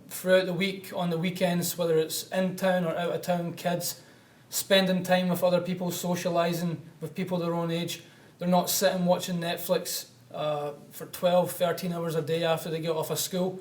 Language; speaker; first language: English; native; English